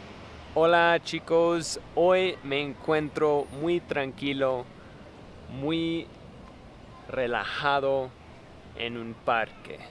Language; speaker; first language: Spanish; non-native, fluent; English